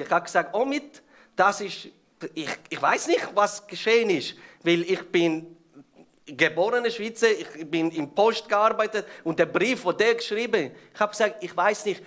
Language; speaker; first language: German; non-native, fluent; Persian